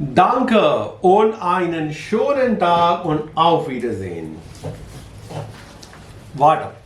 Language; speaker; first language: German; non-native, fluent; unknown